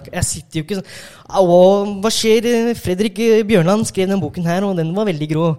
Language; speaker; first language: Norwegian; early bilingual, other home language; Tamil